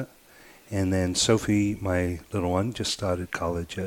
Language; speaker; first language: English; native; English